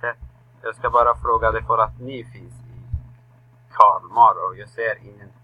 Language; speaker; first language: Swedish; non-native, learner; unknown